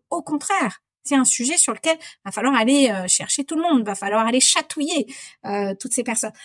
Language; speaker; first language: French; native; French